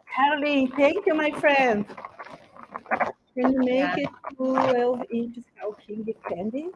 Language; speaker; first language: English; non-native, learner; Portuguese